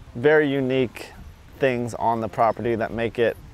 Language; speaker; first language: English; native; English